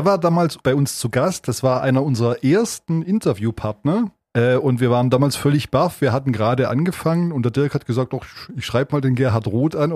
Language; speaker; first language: German; native; German